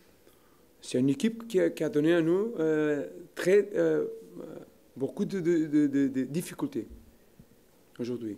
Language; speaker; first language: French; non-native, learner; Portuguese